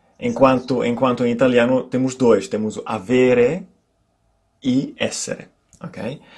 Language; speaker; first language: Portuguese; non-native, fluent; Italian